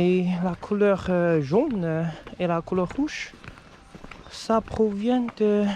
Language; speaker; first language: French; non-native, fluent; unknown